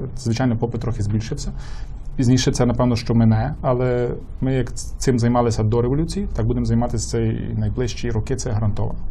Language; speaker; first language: Ukrainian; native; Ukrainian